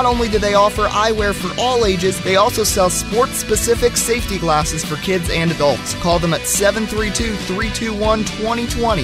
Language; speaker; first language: English; native; English